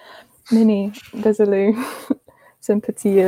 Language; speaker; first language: French; non-native, learner; English